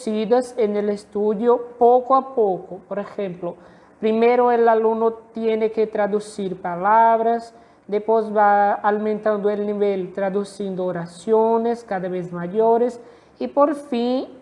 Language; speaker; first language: Spanish; non-native, fluent; Portuguese